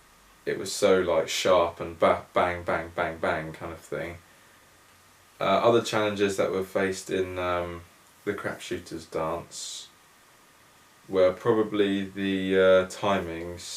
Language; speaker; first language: English; native; English